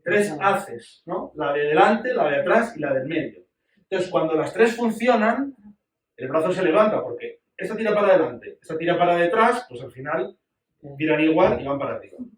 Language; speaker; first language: Spanish; native; Spanish